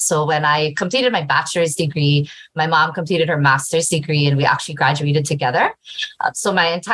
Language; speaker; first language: English; native; English